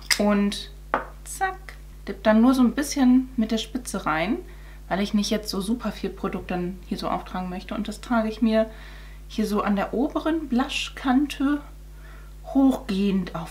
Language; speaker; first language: German; native; German